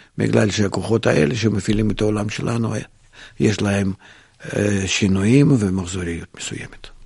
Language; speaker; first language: Hebrew; non-native, fluent; Russian